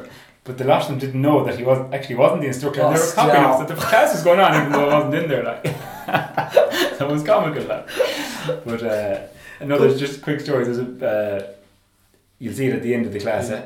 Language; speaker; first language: English; native; English